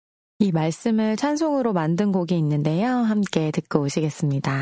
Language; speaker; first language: Korean; native; Korean